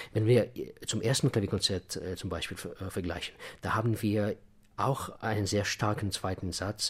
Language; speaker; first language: German; non-native, fluent; Russian